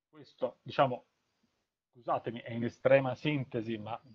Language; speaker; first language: Italian; native; Italian